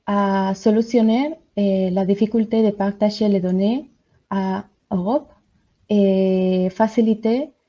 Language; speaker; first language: French; non-native, learner; Spanish